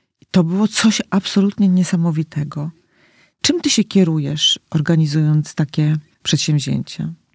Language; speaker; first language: Polish; native; Polish